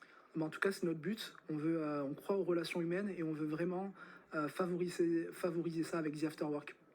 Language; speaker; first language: French; native; French